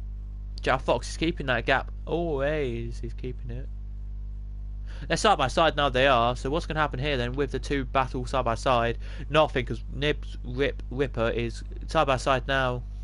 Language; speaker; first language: English; native; English